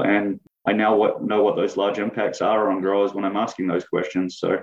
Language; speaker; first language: English; native; English